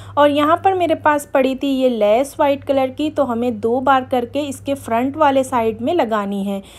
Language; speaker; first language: Hindi; native; Hindi